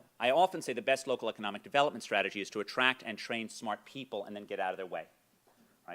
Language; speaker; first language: English; native; English